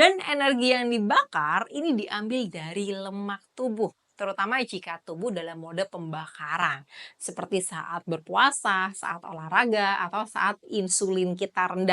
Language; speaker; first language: Indonesian; native; Indonesian